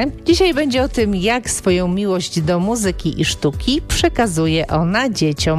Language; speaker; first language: Polish; native; Polish